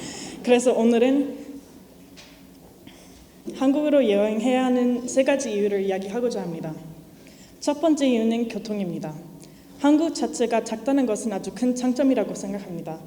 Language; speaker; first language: Korean; non-native, fluent; English